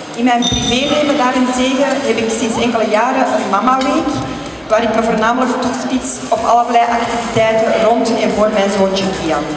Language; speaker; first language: Dutch; native; Dutch